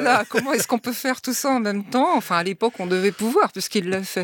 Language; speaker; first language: French; native; French